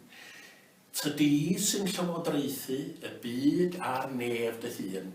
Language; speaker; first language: Welsh; native; Welsh